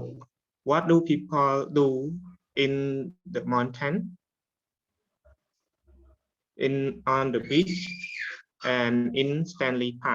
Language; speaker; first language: English; non-native, learner; Khmer